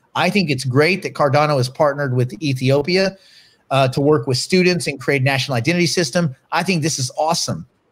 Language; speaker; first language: English; native; English